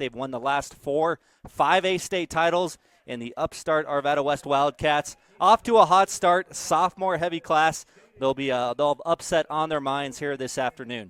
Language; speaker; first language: English; native; English